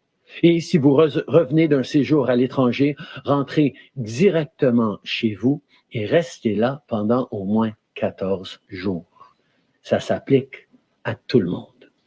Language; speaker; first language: French; native; French